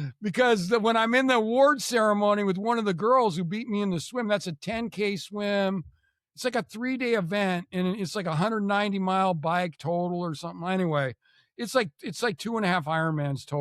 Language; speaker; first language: English; native; English